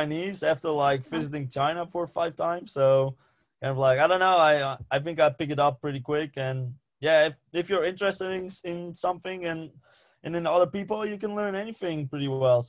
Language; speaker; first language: English; non-native, fluent; Western Frisian